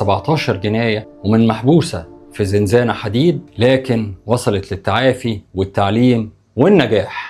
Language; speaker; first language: Arabic; native; Arabic